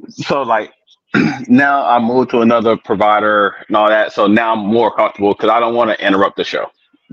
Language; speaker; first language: English; native; English